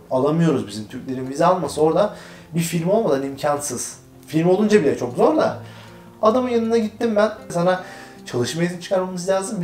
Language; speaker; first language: Turkish; native; Turkish